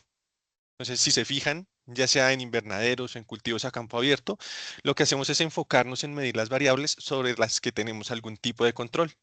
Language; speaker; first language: Spanish; native; Spanish